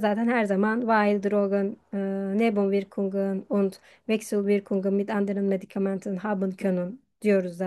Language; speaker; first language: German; non-native, fluent; Turkish